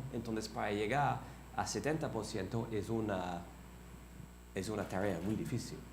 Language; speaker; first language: Spanish; non-native, fluent; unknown